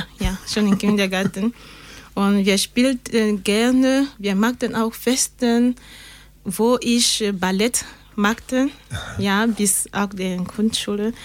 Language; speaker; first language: German; non-native, learner; French